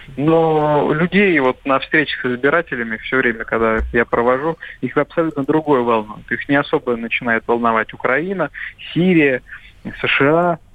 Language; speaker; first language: Russian; native; Russian